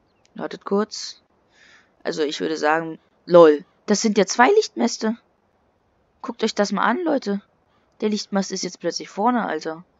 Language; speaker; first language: German; native; German